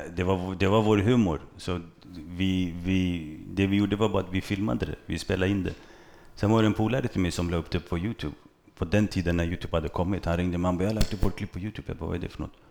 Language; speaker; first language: Swedish; early bilingual, other home language; Kurdish